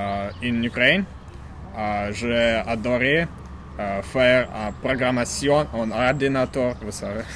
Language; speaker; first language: French; non-native, learner; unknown